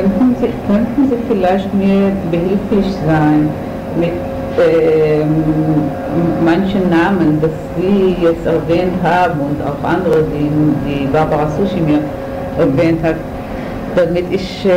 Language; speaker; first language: German; non-native, fluent; Hebrew